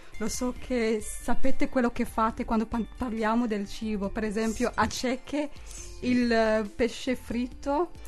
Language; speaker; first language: Italian; non-native, fluent; English